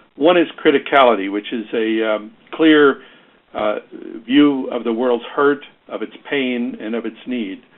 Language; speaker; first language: English; native; English